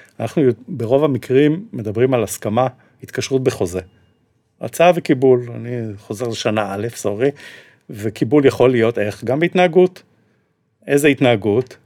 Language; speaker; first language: Hebrew; native; Hebrew